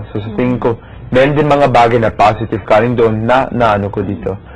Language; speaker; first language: Filipino; early bilingual, heritage; Filipino